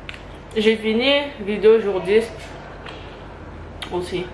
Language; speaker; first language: French; early bilingual, other home language; Vietnamese